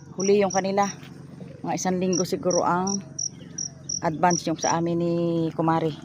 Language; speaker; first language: Filipino; non-native, local second language; Cebuano